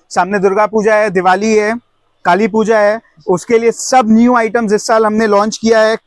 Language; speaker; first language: Hindi; non-native, local second language; Bangla